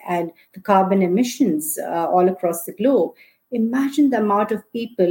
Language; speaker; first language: English; non-native, local second language; Urdu